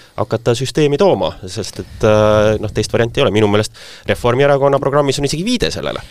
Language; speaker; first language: Estonian; native; Estonian